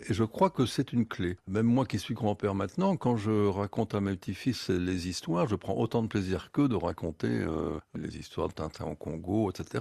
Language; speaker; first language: French; native; French